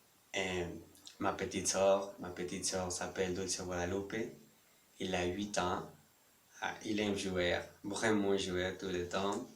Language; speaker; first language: French; non-native, learner; Spanish